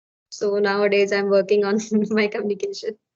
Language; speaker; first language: English; non-native, learner; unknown